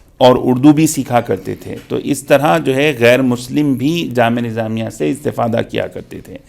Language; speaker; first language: Urdu; native; Urdu